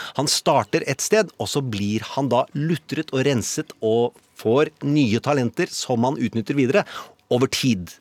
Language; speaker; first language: Norwegian; native; Norwegian